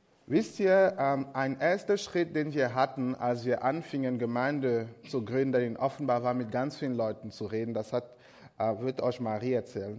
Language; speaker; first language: German; non-native, fluent; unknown